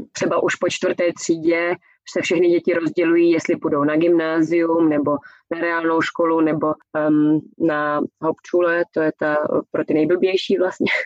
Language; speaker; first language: Czech; native; Czech